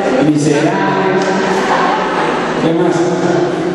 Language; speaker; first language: Spanish; native; Spanish